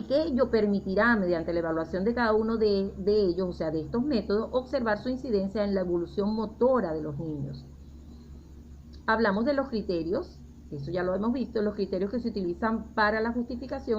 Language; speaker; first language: Spanish; native; Spanish